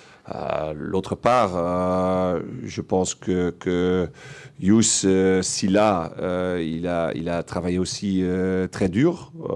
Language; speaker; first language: French; non-native, local second language; Dutch